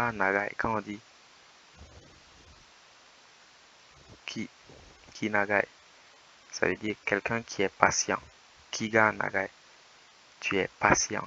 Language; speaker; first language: French; native; French